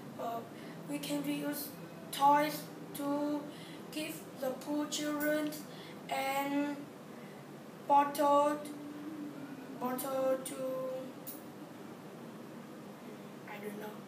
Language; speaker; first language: English; non-native, learner; Vietnamese